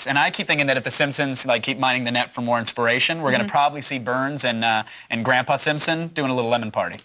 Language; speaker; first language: English; native; English